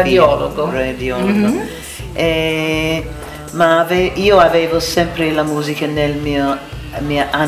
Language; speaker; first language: Italian; non-native, learner; English